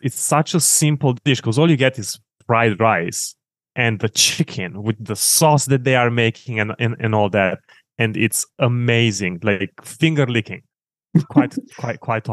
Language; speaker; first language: English; non-native, fluent; Romanian